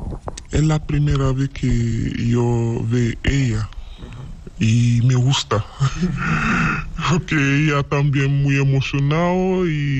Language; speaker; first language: Spanish; non-native, learner; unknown